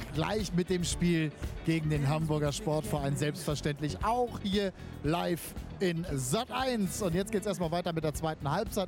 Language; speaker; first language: German; native; German